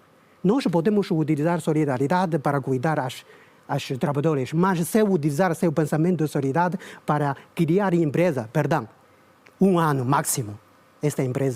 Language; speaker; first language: Portuguese; non-native, learner; Chinese